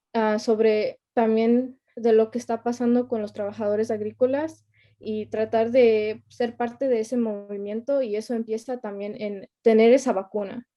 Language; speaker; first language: Spanish; early bilingual, heritage; Spanish